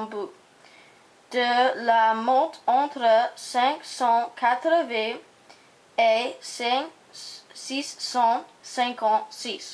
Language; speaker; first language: French; non-native, learner; English